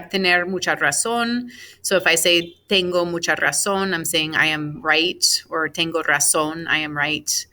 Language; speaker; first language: Spanish; non-native, fluent; English